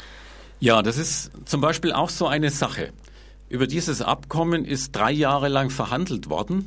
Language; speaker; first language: German; native; German